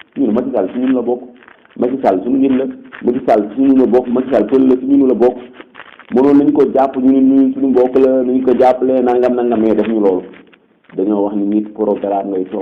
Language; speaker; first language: Wolof; non-native, local second language; Fula